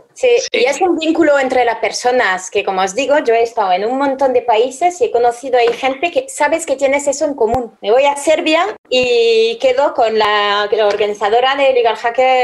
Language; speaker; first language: Spanish; non-native, fluent; French